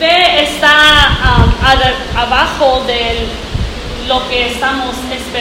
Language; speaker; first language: Spanish; non-native, learner; English